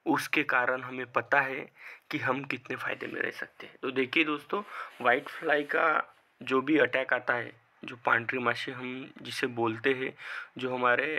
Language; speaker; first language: Hindi; non-native, local second language; Marathi